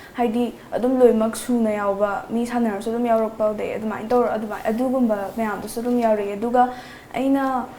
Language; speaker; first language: Manipuri; native; Manipuri